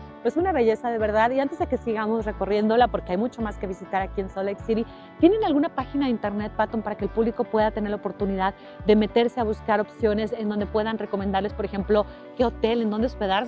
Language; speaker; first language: Spanish; native; Spanish